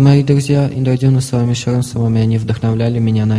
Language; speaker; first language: Russian; native; Russian